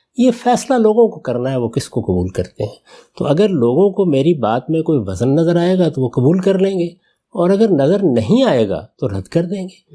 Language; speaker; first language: Urdu; non-native, local second language; Punjabi